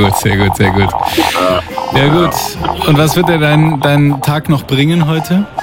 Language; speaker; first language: German; native; German